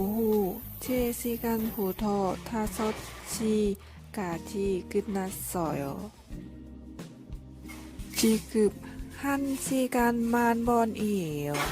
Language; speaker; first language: Korean; non-native, learner; Vietnamese